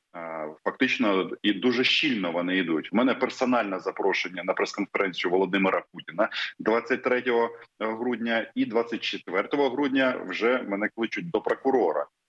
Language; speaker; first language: Ukrainian; native; Ukrainian